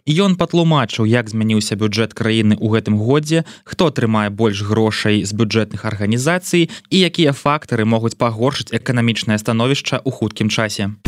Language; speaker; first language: Belarusian; native; Belarusian